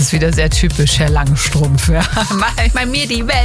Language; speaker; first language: German; native; German